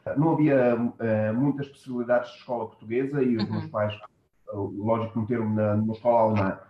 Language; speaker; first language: Portuguese; early bilingual, heritage; German